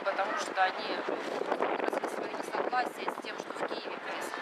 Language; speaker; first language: Russian; native; Russian